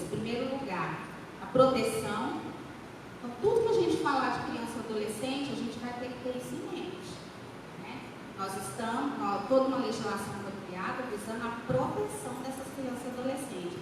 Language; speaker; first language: Portuguese; native; Portuguese